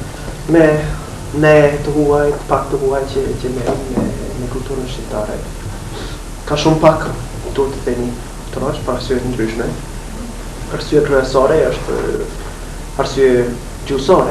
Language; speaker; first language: Albanian; non-native, fluent; English